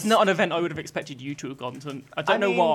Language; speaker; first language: English; native; English